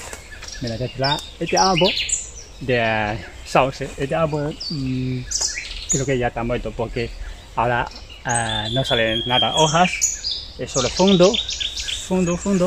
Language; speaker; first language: Spanish; non-native, learner; Chinese